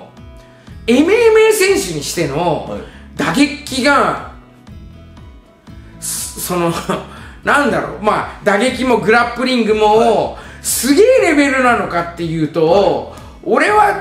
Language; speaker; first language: Japanese; native; Japanese